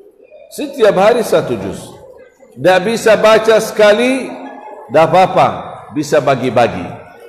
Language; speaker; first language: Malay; non-native, fluent; Arabic